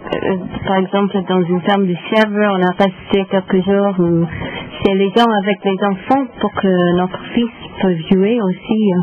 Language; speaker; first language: French; non-native, learner; English